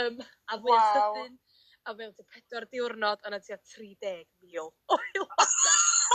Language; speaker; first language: Welsh; native; Welsh